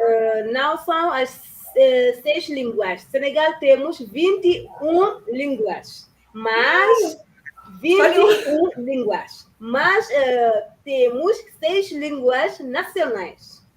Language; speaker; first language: Portuguese; non-native, learner; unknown